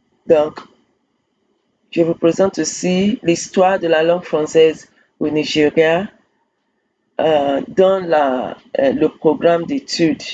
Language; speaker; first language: French; non-native, fluent; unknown